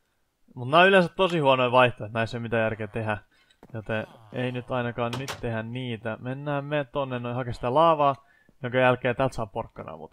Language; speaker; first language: Finnish; native; Finnish